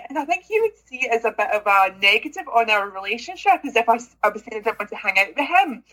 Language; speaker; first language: English; native; English